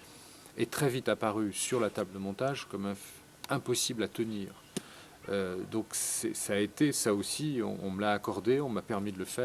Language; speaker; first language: French; native; French